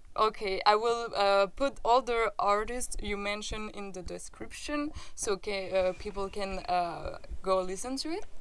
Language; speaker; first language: English; non-native, fluent; French